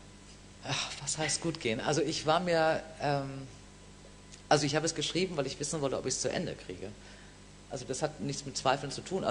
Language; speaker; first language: German; native; German